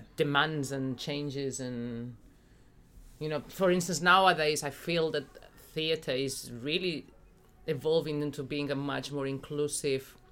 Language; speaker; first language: English; non-native, fluent; Spanish